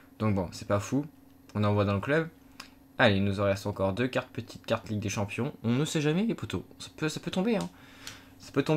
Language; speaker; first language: French; native; French